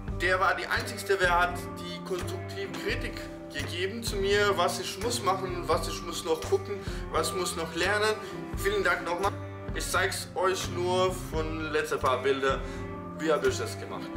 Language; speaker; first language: German; non-native, fluent; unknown